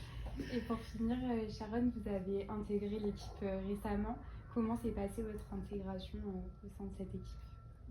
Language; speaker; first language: French; native; French